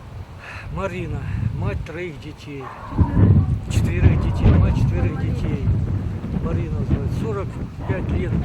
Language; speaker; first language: Russian; native; Russian